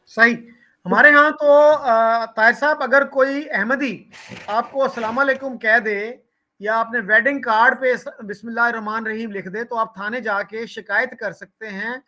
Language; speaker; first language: Urdu; non-native, local second language; Punjabi